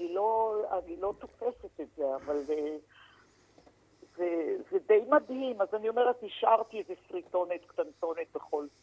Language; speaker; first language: Hebrew; native; Hebrew